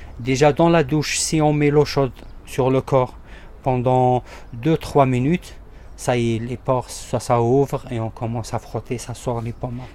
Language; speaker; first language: French; non-native, local second language; Arabic